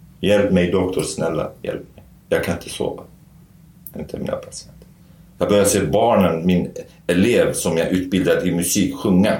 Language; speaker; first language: Swedish; non-native, fluent; Kurdish